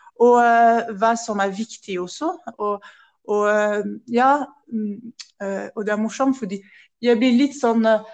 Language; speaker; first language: Norwegian; non-native, fluent; French